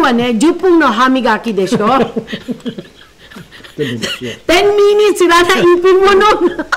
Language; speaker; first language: Japanese; non-native, fluent; Filipino